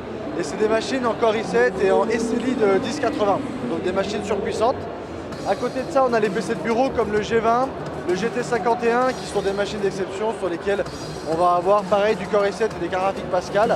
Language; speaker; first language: French; native; French